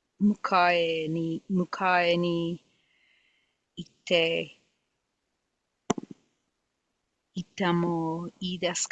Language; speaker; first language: Japanese; non-native, learner; English